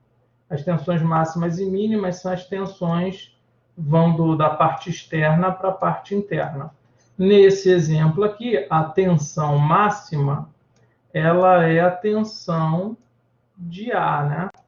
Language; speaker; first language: Portuguese; native; Portuguese